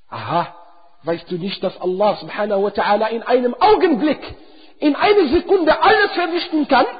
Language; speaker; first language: German; non-native, fluent; Arabic